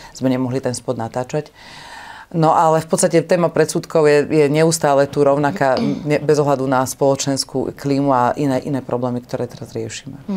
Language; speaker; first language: Slovak; native; Slovak